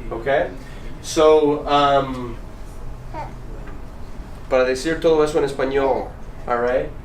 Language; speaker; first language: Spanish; non-native, fluent; English